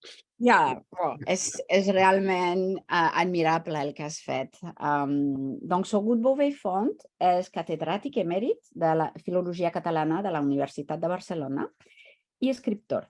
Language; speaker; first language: Catalan; non-native, fluent; French